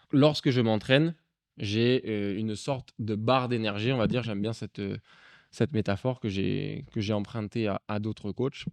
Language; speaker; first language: French; native; French